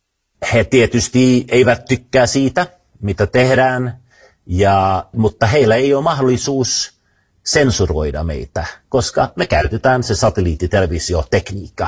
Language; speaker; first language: Finnish; early bilingual, other home language; Swedish